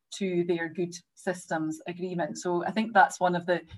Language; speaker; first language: English; native; English